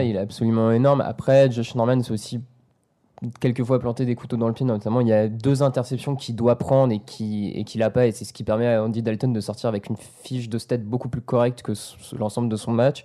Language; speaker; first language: French; native; French